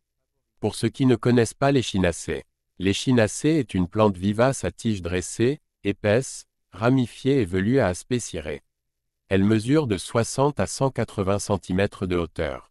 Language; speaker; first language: French; native; French